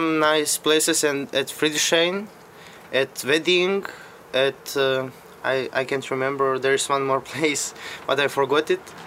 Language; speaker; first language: English; non-native, fluent; Serbian